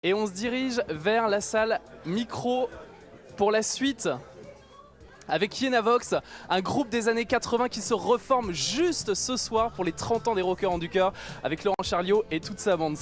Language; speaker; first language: French; native; French